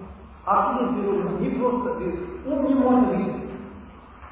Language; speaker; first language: Russian; non-native, learner; Tibetan